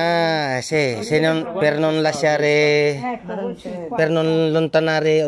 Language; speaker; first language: Italian; non-native, learner; Filipino